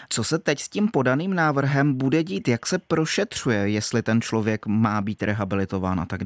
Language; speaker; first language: Czech; native; Czech